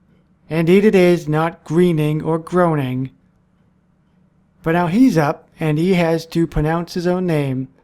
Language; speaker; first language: English; native; English